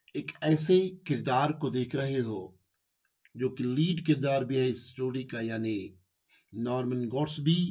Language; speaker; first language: Urdu; non-native, local second language; Kashmiri